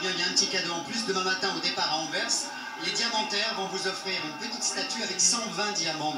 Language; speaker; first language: French; native; French